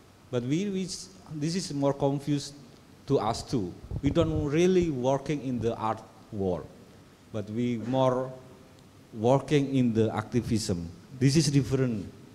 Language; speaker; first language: English; non-native, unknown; Indonesian